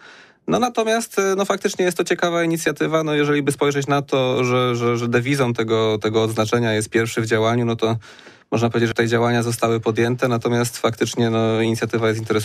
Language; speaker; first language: Polish; native; Polish